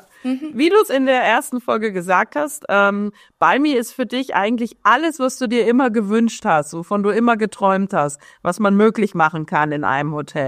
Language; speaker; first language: German; native; German